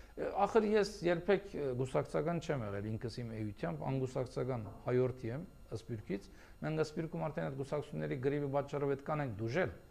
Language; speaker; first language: Armenian; early bilingual, heritage; Armenian